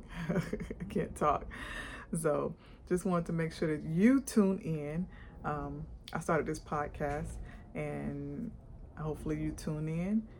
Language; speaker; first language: English; native; English